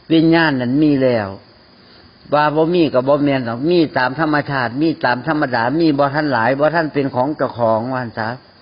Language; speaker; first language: Thai; native; Thai